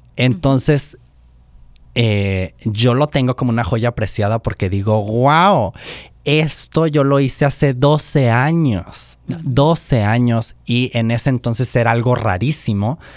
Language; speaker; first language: Spanish; native; Spanish